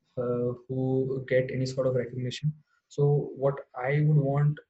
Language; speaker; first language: English; non-native, local second language; Hindi